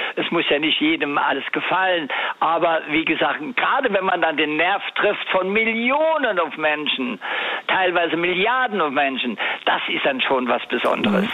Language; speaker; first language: German; native; German